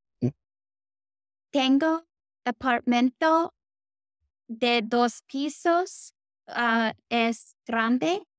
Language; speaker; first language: Spanish; non-native, learner; English